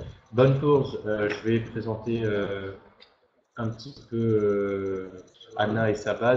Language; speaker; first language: French; native; French